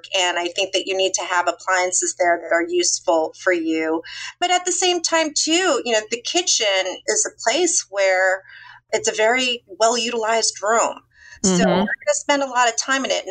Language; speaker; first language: English; native; English